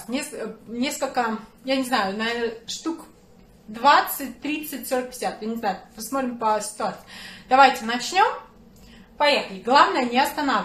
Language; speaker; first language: Russian; native; Russian